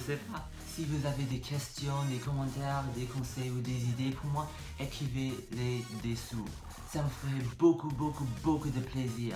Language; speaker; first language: French; non-native, learner; English